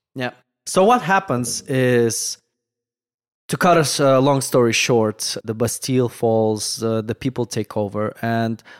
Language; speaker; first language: English; non-native, fluent; Russian